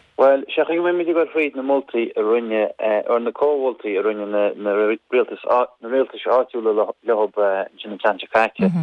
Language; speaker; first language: Irish; native; Irish